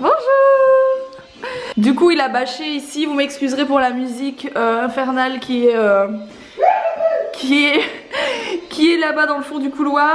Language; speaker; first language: French; native; French